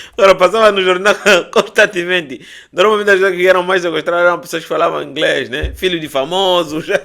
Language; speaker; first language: Portuguese; native; Portuguese